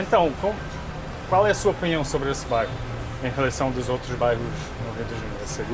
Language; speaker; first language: Portuguese; non-native, learner; English